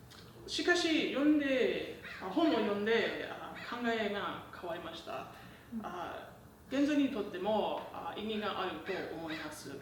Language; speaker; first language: Japanese; non-native, learner; English